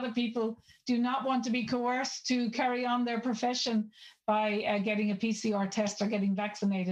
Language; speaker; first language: English; native; English